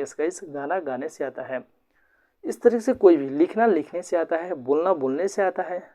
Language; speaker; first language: Hindi; native; Hindi